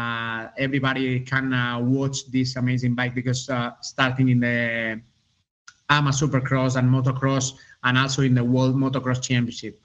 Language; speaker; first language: English; non-native, learner; Spanish